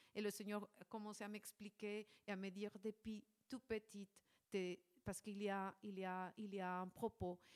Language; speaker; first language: French; non-native, fluent; Spanish